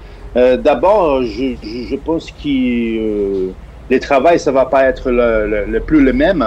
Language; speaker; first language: French; non-native, fluent; Portuguese